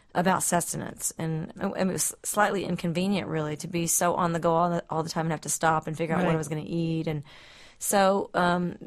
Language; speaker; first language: English; native; English